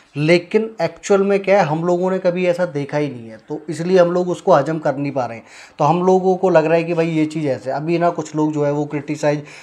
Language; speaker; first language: Hindi; native; Hindi